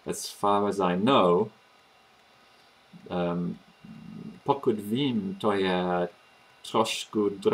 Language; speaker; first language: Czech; non-native, fluent; English